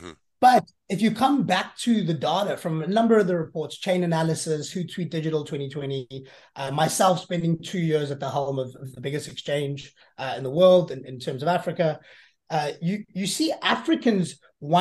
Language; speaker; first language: English; native; English